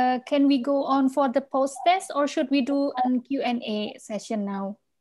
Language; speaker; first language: English; non-native, fluent; Indonesian